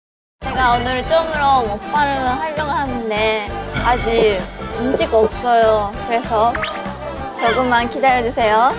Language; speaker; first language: Korean; non-native, fluent; Japanese